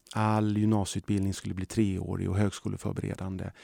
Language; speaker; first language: Swedish; early bilingual, other home language; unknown